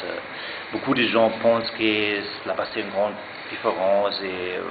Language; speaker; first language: French; non-native, learner; German